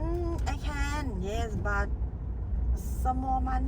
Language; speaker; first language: English; non-native, learner; Thai